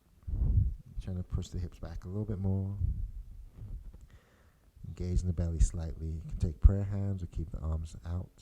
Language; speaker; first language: English; native; English